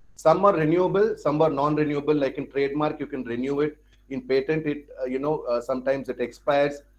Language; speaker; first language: English; non-native, local second language; Tamil